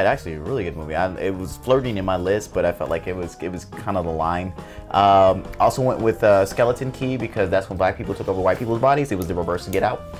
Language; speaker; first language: English; native; English